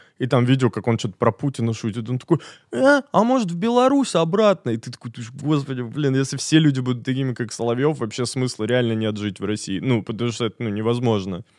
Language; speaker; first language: Russian; native; Russian